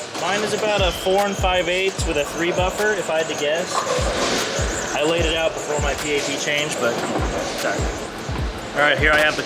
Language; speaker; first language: English; native; English